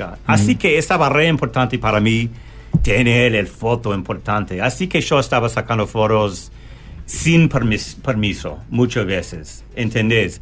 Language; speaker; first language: Spanish; non-native, learner; English